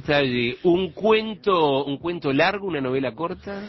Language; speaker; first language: Spanish; native; Spanish